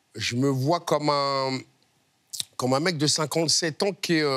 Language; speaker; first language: French; native; French